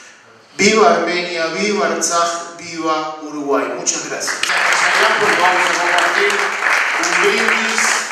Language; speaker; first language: Spanish; native; Spanish